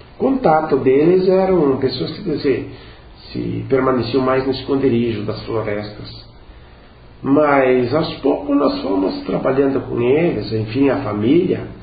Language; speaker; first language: Portuguese; non-native, local second language; Venetian